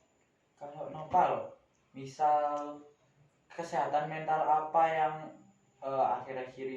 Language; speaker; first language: Indonesian; native; Indonesian